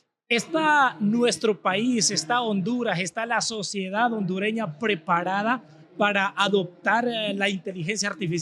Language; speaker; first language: Spanish; native; Spanish